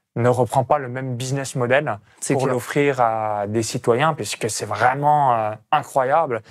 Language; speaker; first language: French; native; French